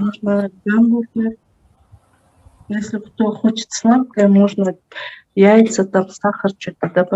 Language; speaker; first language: Russian; non-native, local second language; Kyrgyz